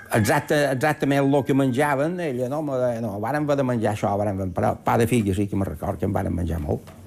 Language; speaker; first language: Catalan; native; Catalan